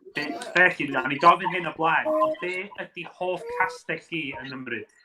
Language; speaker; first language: Welsh; native; Welsh